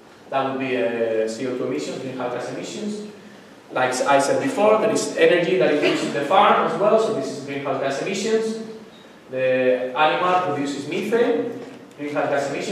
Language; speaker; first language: English; non-native, fluent; Spanish